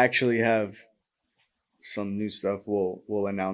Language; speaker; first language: English; native; English